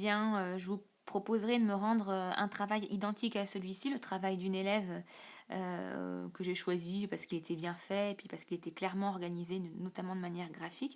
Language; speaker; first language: French; native; French